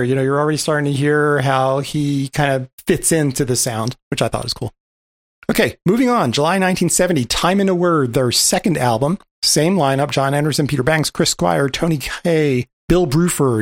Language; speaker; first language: English; native; English